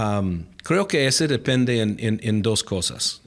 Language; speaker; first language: Spanish; non-native, fluent; English